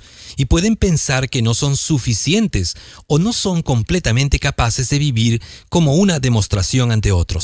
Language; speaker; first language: Spanish; native; Spanish